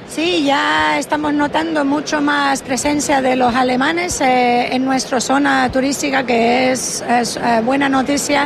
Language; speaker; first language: Spanish; non-native, fluent; English